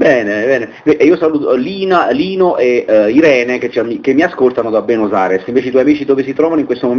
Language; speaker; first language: Italian; native; Italian